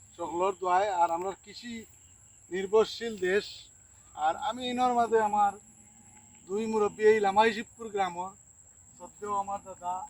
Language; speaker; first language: Bangla; non-native, local second language; Sylheti